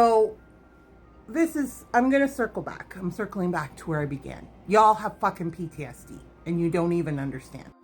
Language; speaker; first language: English; native; English